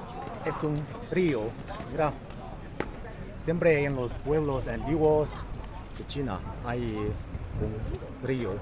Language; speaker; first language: Spanish; non-native, fluent; Chinese